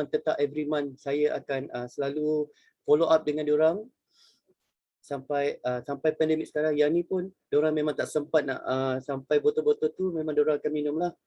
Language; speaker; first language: Malay; native; Malay